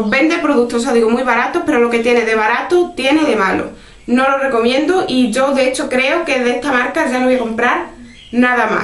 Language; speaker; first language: Spanish; native; Spanish